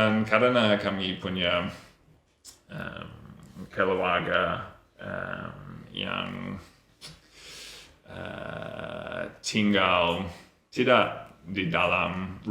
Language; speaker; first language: Indonesian; non-native, learner; English